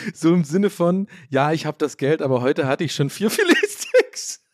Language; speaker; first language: German; native; German